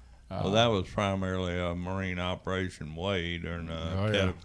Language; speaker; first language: English; native; English